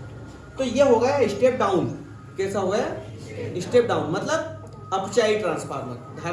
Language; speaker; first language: Hindi; native; Hindi